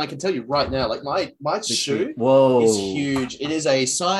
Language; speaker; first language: English; native; English